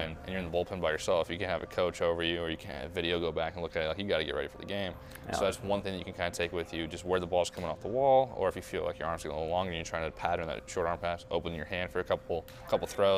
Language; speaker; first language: English; native; English